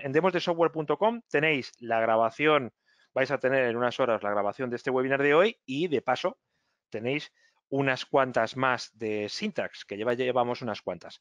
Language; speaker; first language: Spanish; native; Spanish